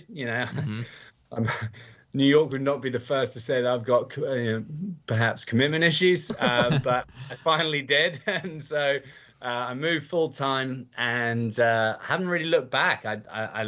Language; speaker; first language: English; native; English